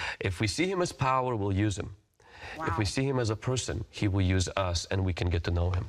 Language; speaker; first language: English; early bilingual, other home language; Russian